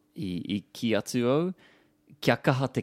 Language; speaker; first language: Māori; non-native, local second language; English